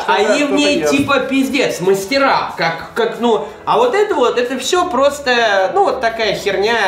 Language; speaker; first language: Russian; native; Russian